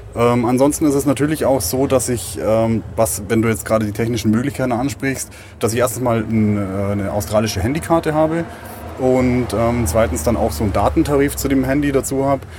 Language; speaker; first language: German; native; German